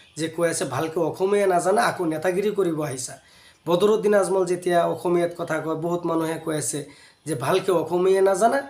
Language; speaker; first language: Assamese; non-native, local second language; Bangla